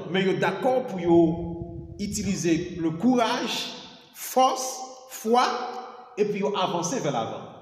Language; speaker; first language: French; non-native, local second language; Haitian Creole